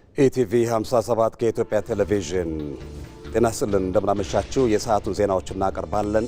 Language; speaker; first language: Amharic; native; Amharic